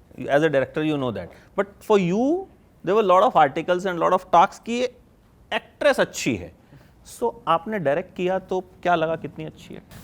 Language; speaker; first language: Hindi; native; Hindi